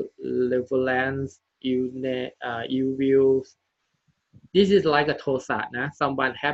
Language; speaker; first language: English; non-native, learner; Thai